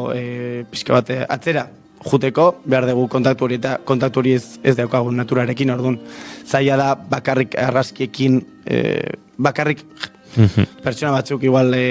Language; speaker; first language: Basque; non-native, local second language; Spanish